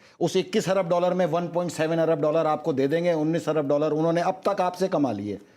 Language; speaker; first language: Urdu; native; Urdu